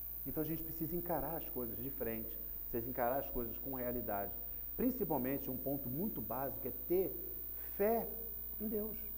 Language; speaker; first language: Portuguese; native; Portuguese